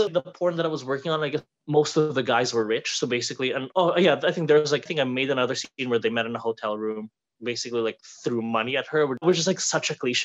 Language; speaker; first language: English; non-native, local second language; Filipino